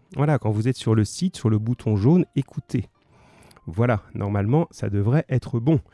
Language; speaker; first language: French; native; French